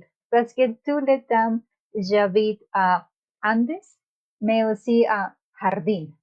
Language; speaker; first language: French; non-native, learner; Spanish